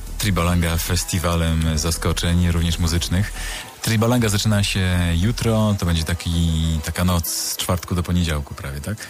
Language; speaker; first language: Polish; native; Polish